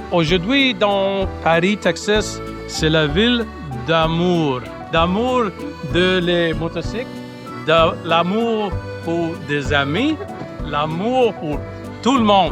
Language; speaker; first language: French; non-native, local second language; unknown